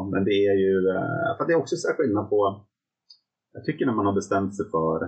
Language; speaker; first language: Swedish; native; Swedish